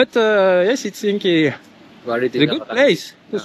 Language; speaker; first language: English; non-native, learner; French